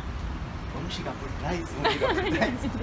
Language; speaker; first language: Portuguese; native; Portuguese